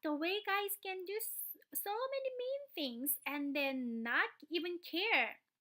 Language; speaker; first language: English; non-native, fluent; Korean